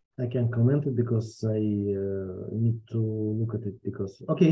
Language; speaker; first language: English; non-native, fluent; Russian